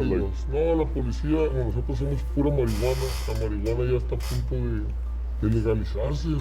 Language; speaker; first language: Spanish; native; Spanish